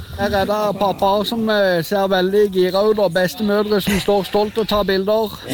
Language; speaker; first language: Norwegian; native; Norwegian